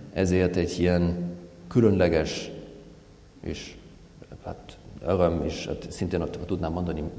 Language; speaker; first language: Hungarian; non-native, fluent; German